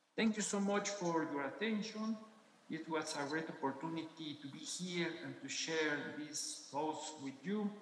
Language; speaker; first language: English; non-native, fluent; Spanish